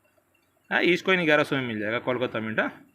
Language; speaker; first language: Hindi; native; Hindi